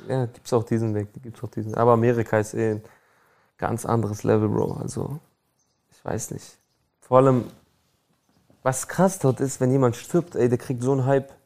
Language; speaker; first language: German; early bilingual, other home language; Albanian